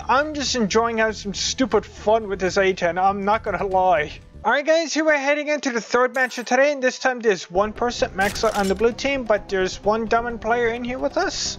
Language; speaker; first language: English; native; English